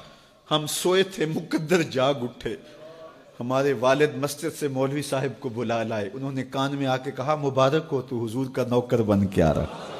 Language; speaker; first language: Urdu; native; Urdu